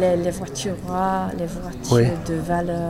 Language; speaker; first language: French; non-native, learner; English